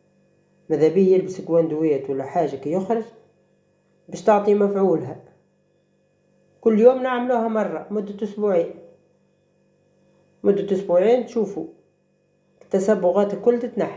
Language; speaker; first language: Arabic; native; Arabic